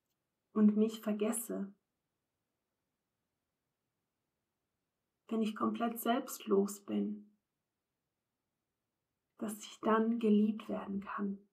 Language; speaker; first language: German; non-native, fluent; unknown